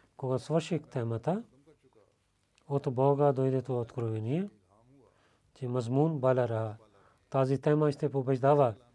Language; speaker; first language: Bulgarian; non-native, learner; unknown